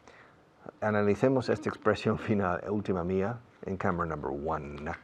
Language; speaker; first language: Spanish; non-native, fluent; English